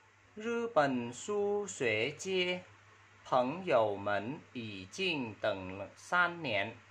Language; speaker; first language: Chinese; non-native, fluent; Vietnamese